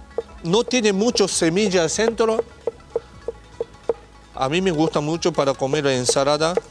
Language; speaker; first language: Spanish; non-native, learner; Japanese